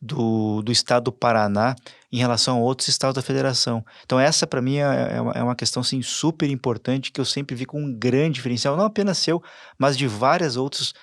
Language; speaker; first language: Portuguese; native; Portuguese